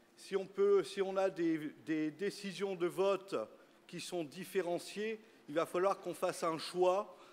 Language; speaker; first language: French; native; French